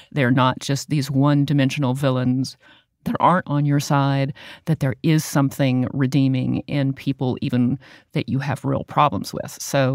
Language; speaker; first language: English; native; English